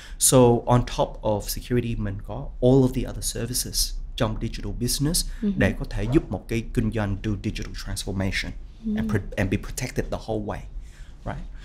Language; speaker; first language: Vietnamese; early bilingual, heritage; Vietnamese